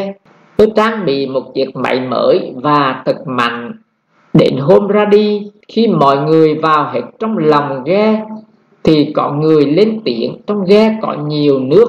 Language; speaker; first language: Vietnamese; native; Vietnamese